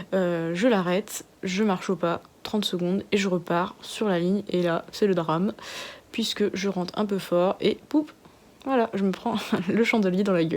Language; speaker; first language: French; native; French